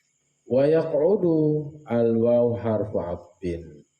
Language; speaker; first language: Arabic; non-native, fluent; Indonesian